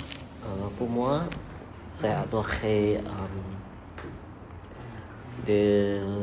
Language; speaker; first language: French; non-native, learner; Vietnamese